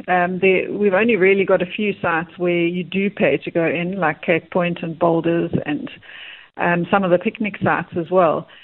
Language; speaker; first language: English; native; English